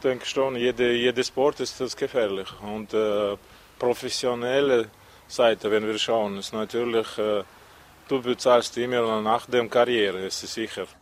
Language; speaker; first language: German; non-native, learner; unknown